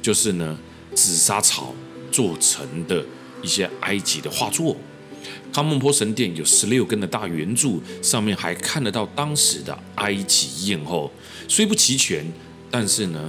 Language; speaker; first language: Chinese; native; Chinese